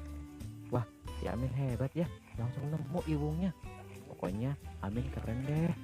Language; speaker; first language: Indonesian; non-native, local second language; Sundanese